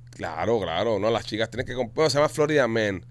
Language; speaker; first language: Spanish; native; Spanish